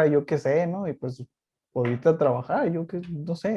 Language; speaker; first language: Spanish; native; Spanish